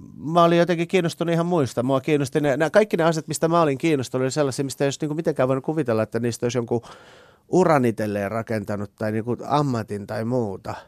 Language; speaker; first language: Finnish; early bilingual, other home language; Persian